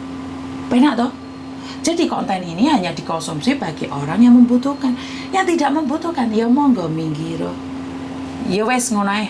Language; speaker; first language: Indonesian; non-native, local second language; Javanese